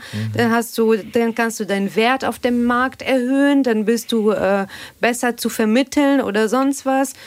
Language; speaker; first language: German; non-native, fluent; Arabic